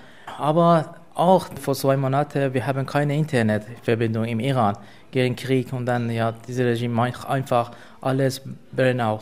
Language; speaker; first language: German; non-native, learner; Persian